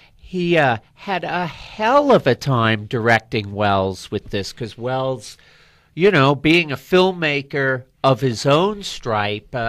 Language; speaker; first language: English; native; English